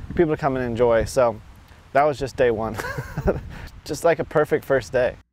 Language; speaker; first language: English; native; English